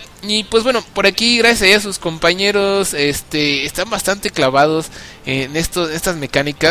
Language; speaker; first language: Spanish; native; Spanish